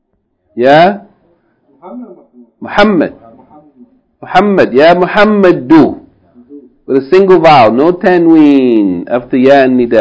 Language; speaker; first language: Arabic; non-native, fluent; English